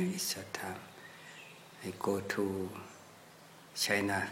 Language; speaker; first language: English; non-native, learner; Thai